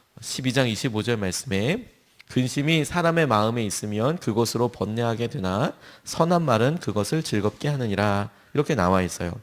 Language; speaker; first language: Korean; native; Korean